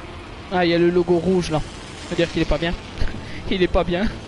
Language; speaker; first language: French; native; French